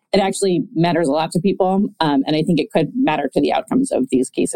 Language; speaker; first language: English; native; English